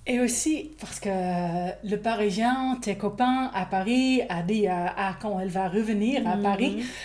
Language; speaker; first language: French; non-native, learner; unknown